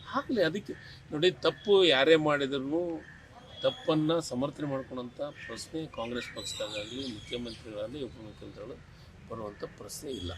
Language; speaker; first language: Kannada; native; Kannada